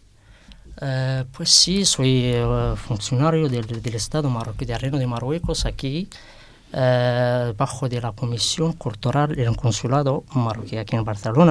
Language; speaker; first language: Spanish; non-native, fluent; Arabic